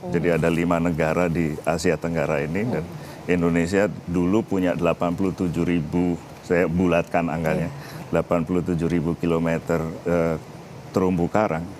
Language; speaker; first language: Indonesian; native; Indonesian